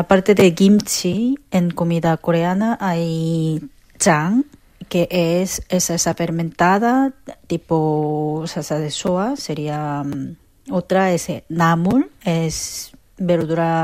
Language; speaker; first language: Spanish; non-native, learner; Korean